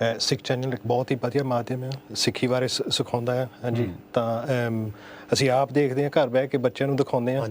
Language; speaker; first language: Punjabi; early bilingual, heritage; Punjabi